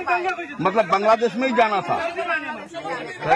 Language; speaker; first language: Hindi; non-native, local second language; Bangla